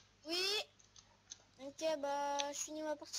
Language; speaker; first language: French; native; French